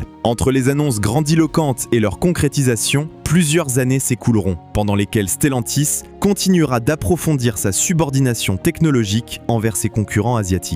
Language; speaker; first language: French; native; French